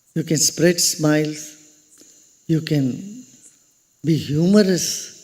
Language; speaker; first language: English; non-native, local second language; Hindi